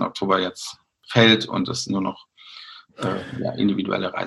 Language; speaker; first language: German; native; German